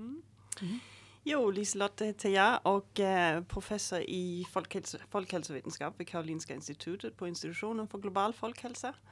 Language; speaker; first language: Swedish; native; Swedish